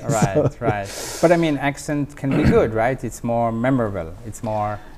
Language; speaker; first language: English; non-native, fluent; Hebrew